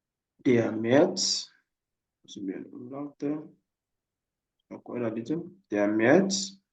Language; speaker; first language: German; non-native, fluent; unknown